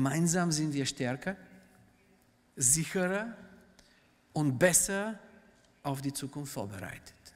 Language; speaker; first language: German; non-native, fluent; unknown